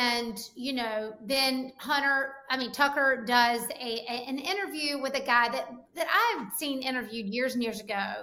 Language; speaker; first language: English; native; English